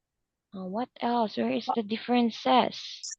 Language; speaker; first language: English; non-native, local second language; Filipino